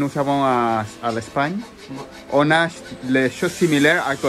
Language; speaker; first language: French; non-native, learner; Spanish